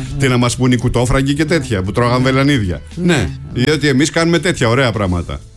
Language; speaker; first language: Greek; native; Greek